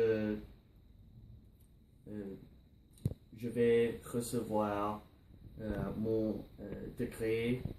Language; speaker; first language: French; non-native, learner; English